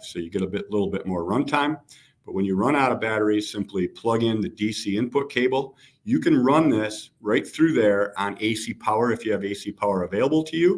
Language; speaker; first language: English; native; English